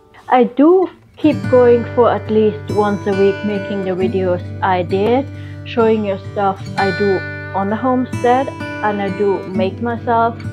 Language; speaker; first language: English; non-native, fluent; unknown